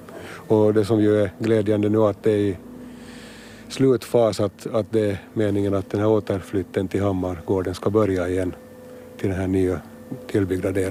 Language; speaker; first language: Swedish; native; Swedish